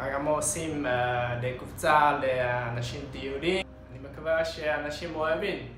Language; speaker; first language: Hebrew; non-native, learner; Chinese